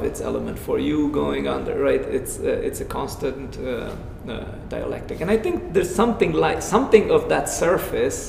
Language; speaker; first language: English; non-native, fluent; Romanian